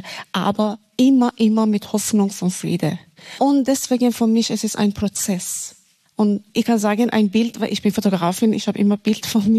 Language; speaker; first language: German; non-native, fluent; Persian